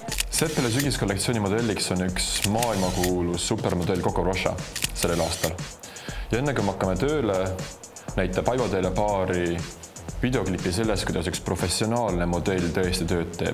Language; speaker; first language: Estonian; native; Estonian